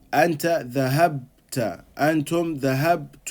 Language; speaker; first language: Arabic; non-native, fluent; English